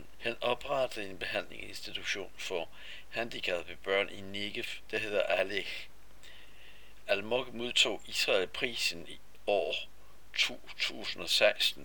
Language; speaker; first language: Danish; native; Danish